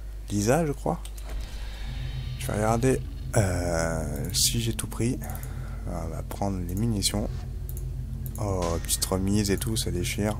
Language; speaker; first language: French; native; French